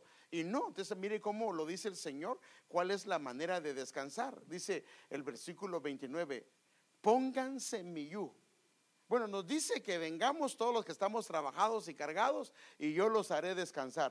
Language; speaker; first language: Spanish; native; Spanish